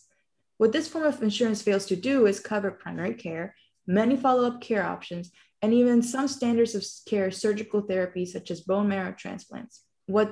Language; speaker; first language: English; non-native, fluent; Spanish